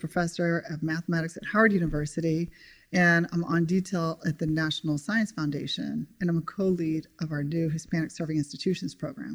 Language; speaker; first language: English; native; English